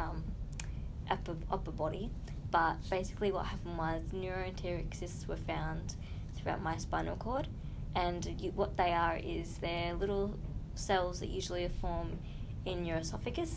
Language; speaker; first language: English; native; English